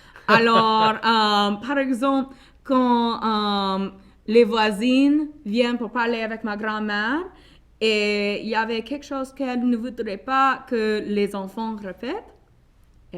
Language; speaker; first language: French; non-native, local second language; English